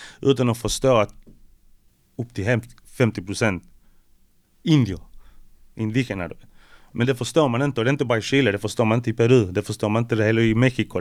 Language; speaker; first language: Swedish; early bilingual, other home language; Spanish